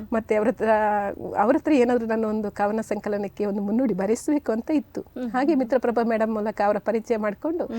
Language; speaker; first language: Kannada; native; Kannada